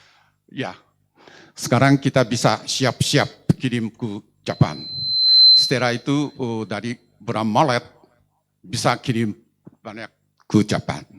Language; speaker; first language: Indonesian; non-native, learner; Japanese